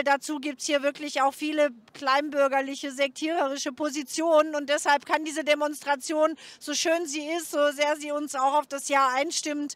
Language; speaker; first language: German; native; German